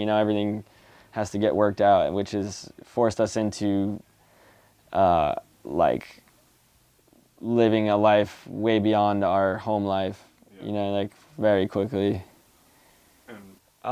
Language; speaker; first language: English; native; English